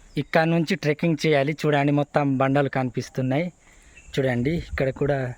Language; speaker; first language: Telugu; non-native, local second language; Gondi